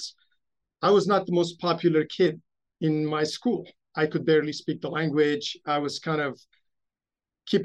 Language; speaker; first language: English; early bilingual, other home language; Romanian